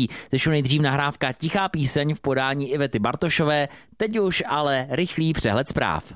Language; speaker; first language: Czech; native; Czech